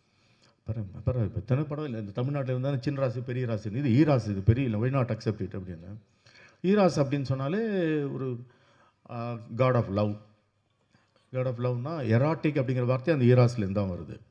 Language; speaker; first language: Tamil; native; Tamil